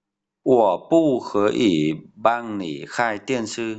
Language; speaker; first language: Chinese; non-native, fluent; Vietnamese